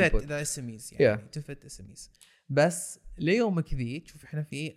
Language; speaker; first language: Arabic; native; Arabic